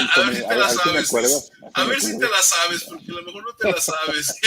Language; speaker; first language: Spanish; early bilingual, other home language; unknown